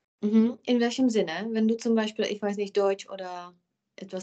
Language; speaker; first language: German; non-native, fluent; Czech